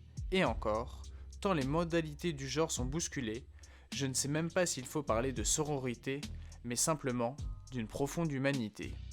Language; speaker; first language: French; native; French